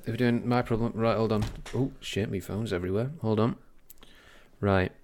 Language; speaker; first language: English; native; English